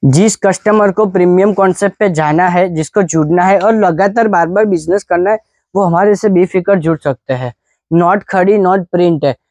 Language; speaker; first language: Hindi; non-native, local second language; Gujarati